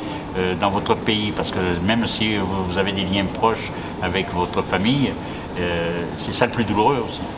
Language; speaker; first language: French; native; French